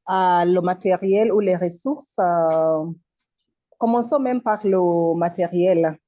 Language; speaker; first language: French; non-native, fluent; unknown